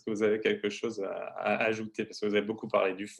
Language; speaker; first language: French; native; French